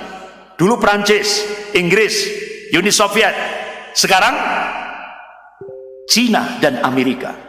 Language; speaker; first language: Indonesian; non-native, local second language; Javanese